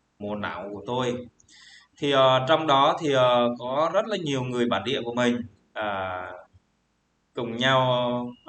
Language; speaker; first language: Vietnamese; non-native, local second language; Jarai